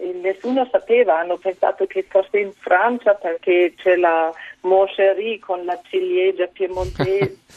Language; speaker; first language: Italian; non-native, fluent; German